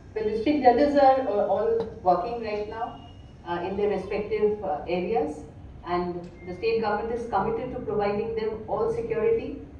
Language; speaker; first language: English; non-native, local second language; Bangla